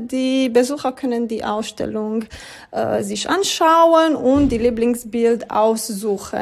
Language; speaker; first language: German; non-native, learner; Romanian